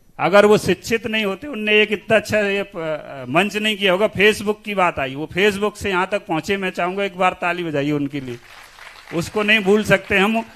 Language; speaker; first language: Hindi; native; Hindi